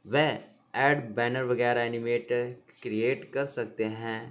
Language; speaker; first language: Hindi; native; Hindi